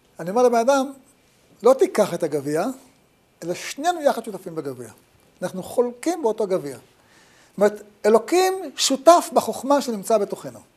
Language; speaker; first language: Hebrew; native; Hebrew